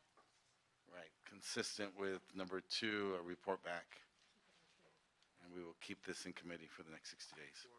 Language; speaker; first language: English; native; English